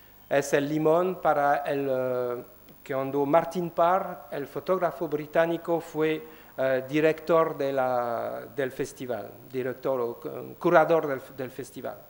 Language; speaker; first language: Spanish; non-native, learner; French